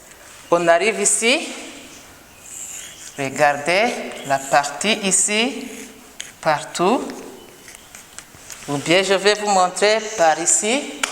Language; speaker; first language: French; non-native, local second language; Kinyarwanda